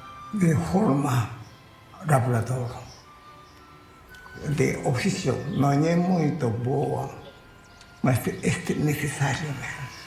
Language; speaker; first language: Portuguese; non-native, learner; Japanese